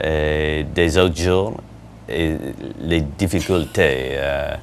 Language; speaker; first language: French; non-native, learner; English